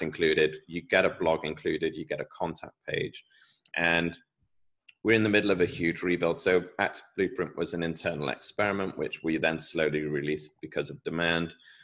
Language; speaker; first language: English; native; English